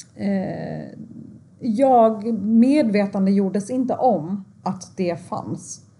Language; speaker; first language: Swedish; early bilingual, other home language; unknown